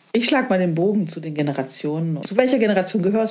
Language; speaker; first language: German; native; German